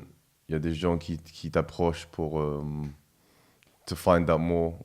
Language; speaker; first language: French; non-native, fluent; English